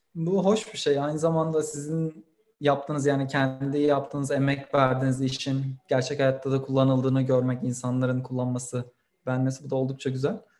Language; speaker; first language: Turkish; native; Turkish